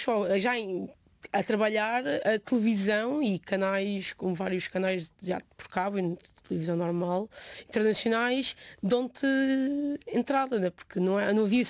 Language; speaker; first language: Portuguese; native; Portuguese